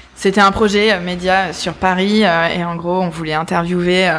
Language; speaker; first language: French; native; French